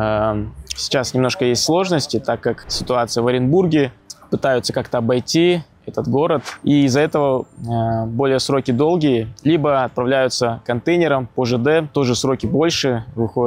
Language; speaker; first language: Russian; native; Russian